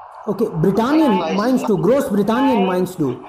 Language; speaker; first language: German; non-native, fluent; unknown